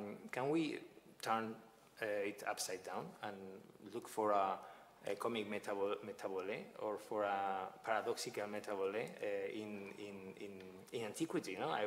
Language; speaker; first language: English; non-native, fluent; Spanish